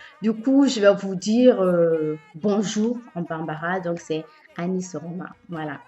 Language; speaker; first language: French; early bilingual, other home language; Bambara